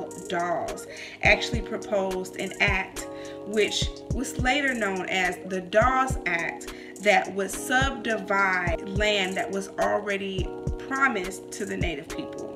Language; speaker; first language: English; native; English